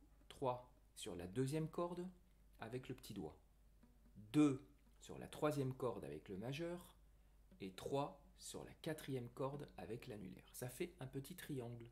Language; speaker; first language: French; native; French